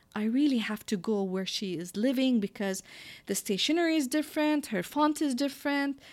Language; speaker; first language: English; non-native, fluent; Arabic